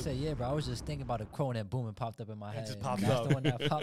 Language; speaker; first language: English; native; English